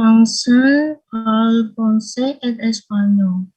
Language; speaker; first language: French; non-native, learner; Indonesian